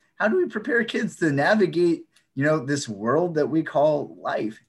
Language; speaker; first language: English; native; English